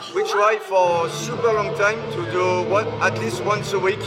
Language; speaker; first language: English; non-native, fluent; French